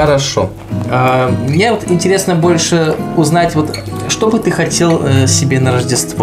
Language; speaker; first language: Russian; native; Russian